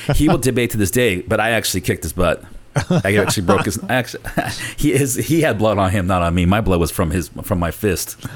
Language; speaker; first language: English; early bilingual, other home language; Spanish